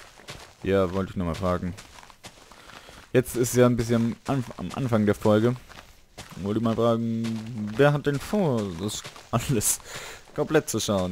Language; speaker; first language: German; native; German